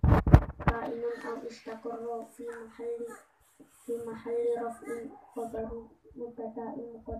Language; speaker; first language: Arabic; non-native, learner; Javanese